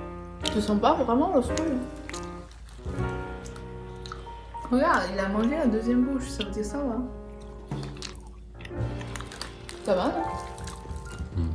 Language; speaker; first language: French; non-native, learner; Chinese